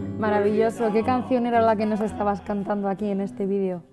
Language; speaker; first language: Spanish; native; Spanish